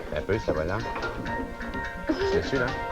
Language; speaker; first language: French; native; French